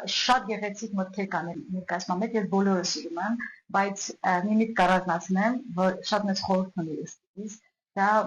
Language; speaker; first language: Armenian; native; Armenian